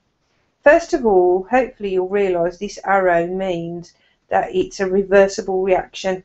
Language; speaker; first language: English; native; English